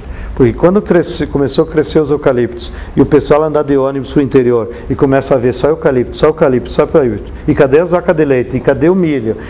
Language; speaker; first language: Portuguese; native; Portuguese